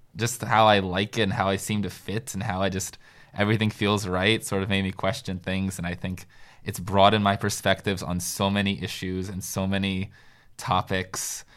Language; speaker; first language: English; native; English